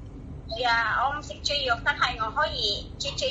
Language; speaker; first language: Chinese; non-native, learner; Indonesian